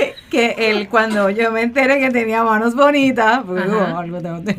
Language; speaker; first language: Spanish; native; Spanish